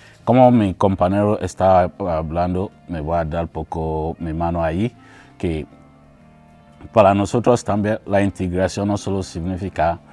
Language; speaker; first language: Spanish; non-native, learner; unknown